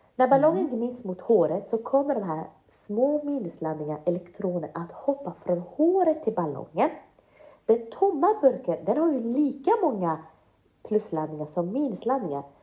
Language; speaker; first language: Swedish; early bilingual, other home language; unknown